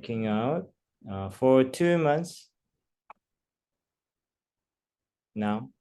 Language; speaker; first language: English; non-native, learner; Korean